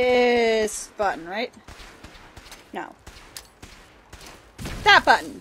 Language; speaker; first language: English; native; English